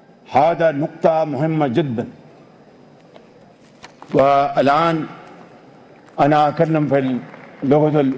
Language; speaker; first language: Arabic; non-native, learner; Urdu